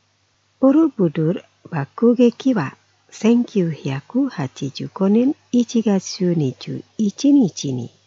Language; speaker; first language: Japanese; non-native, fluent; Indonesian